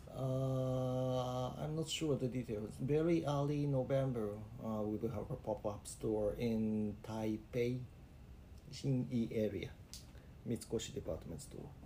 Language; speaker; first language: English; non-native, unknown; Japanese